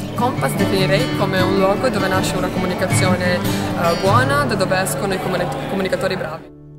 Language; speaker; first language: Italian; non-native, fluent; Serbian